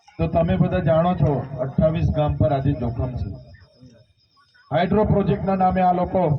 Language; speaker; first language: Gujarati; non-native, local second language; Vasavi